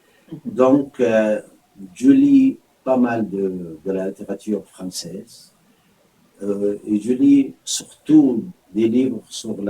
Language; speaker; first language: French; non-native, fluent; Arabic